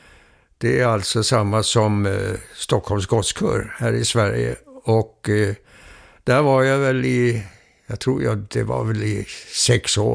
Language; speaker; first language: Swedish; early bilingual, heritage; Swedish